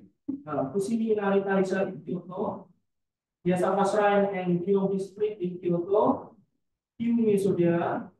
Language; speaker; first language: English; non-native, fluent; Indonesian